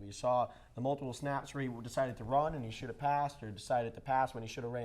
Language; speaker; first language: English; native; English